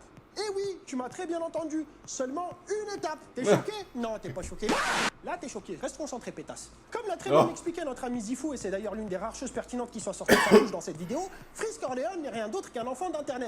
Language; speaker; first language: French; native; French